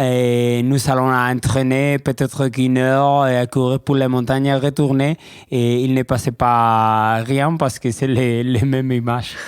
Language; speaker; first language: French; non-native, learner; Spanish